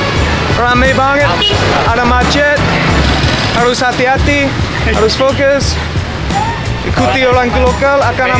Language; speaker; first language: Indonesian; non-native, learner; English